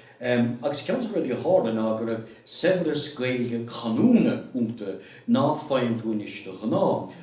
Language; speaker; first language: Irish; native; Irish